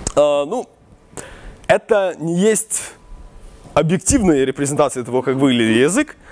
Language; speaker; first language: Russian; non-native, local second language; Ukrainian